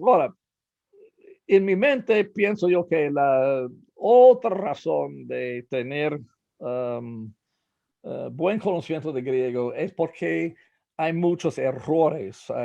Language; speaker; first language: Spanish; non-native, fluent; English